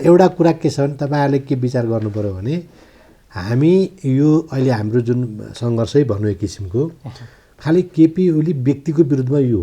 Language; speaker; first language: Nepali; native; Nepali